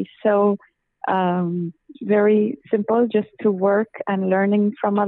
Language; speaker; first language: English; non-native, local second language; Hindi